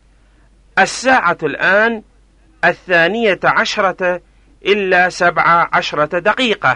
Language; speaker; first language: Arabic; non-native, fluent; Persian